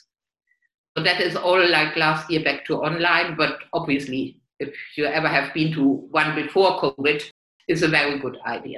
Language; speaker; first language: English; non-native, fluent; German